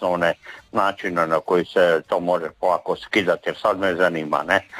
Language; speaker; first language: Serbian; native; Serbian